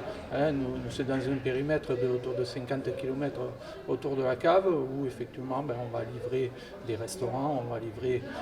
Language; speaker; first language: French; native; French